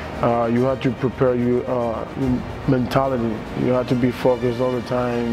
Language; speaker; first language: English; non-native, learner; Spanish